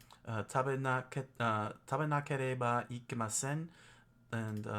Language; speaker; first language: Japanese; non-native, learner; English